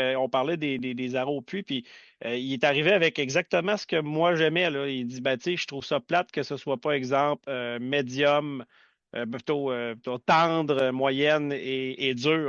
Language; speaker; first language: French; native; French